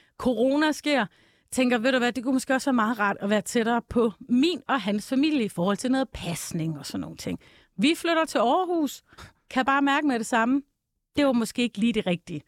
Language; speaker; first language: Danish; native; Danish